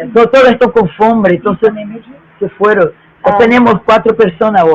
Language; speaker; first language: Spanish; non-native, learner; Portuguese